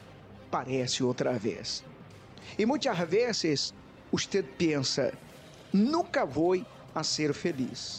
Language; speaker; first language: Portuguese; non-native, learner; Spanish